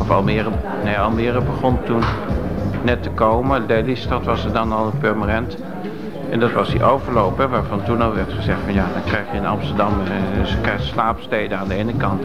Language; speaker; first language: Dutch; native; Dutch